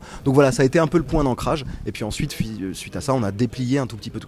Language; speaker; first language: French; native; French